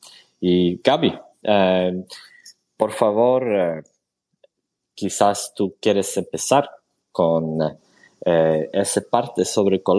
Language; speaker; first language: Spanish; non-native, fluent; Swedish